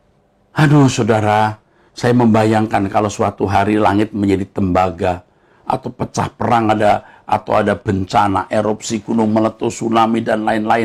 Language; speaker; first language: Indonesian; native; Indonesian